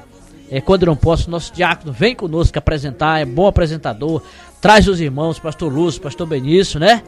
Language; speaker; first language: Portuguese; native; Portuguese